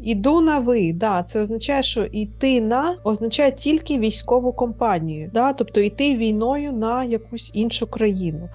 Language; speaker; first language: Ukrainian; native; Ukrainian